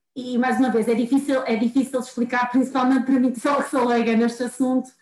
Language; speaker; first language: Portuguese; native; Portuguese